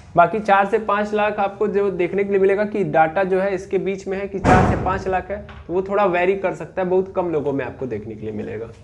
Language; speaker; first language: Hindi; native; Hindi